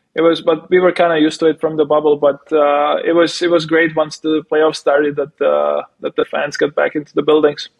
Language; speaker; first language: English; non-native, fluent; Czech